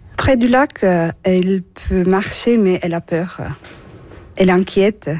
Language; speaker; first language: French; non-native, learner; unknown